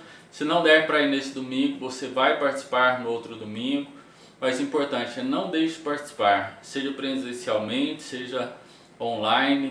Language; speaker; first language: Portuguese; native; Portuguese